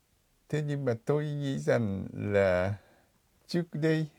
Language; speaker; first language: Vietnamese; non-native, fluent; Japanese